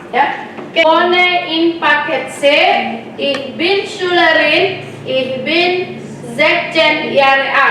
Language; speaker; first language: German; non-native, learner; Indonesian